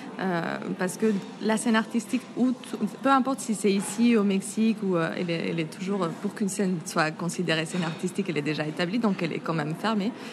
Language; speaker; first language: French; non-native, fluent; Spanish